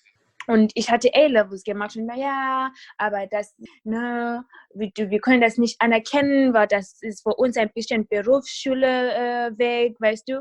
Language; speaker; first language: German; non-native, fluent; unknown